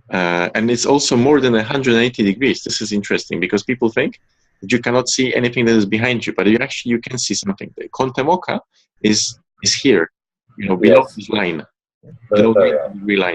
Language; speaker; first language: English; non-native, fluent; Polish